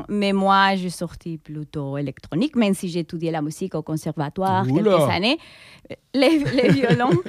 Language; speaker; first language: French; non-native, fluent; Spanish